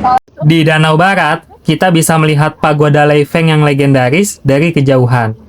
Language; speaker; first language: Indonesian; native; Indonesian